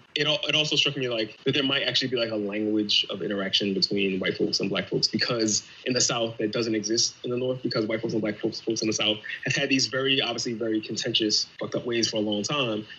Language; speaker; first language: English; native; English